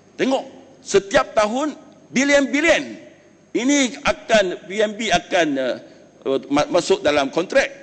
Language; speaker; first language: Malay; non-native, local second language; Chinese